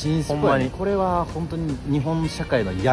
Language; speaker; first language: Japanese; native; Japanese